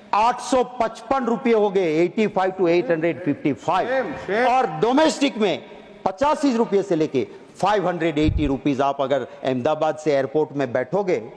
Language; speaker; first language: Hindi; non-native, local second language; Gujarati